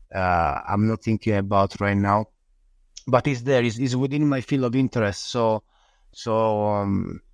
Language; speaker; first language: English; non-native, fluent; Italian